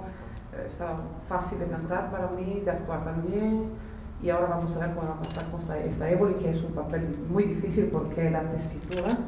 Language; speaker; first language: Spanish; non-native, fluent; Italian